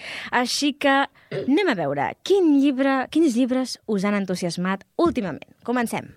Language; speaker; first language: Catalan; native; Catalan